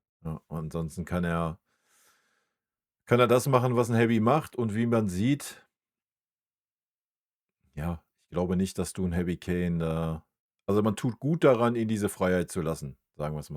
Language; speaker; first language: German; native; German